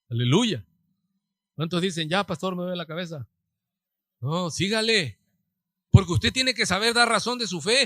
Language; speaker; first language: Spanish; native; Spanish